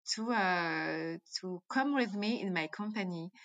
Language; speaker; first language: English; non-native, fluent; French